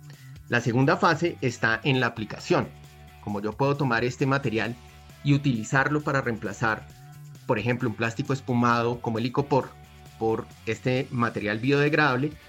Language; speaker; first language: Spanish; native; Spanish